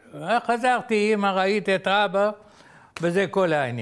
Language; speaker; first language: Hebrew; non-native, fluent; Arabic